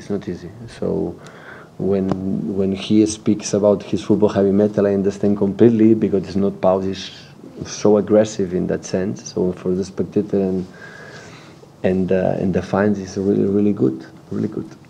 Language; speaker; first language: English; non-native, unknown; Catalan